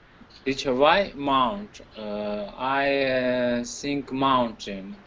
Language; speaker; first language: English; non-native, learner; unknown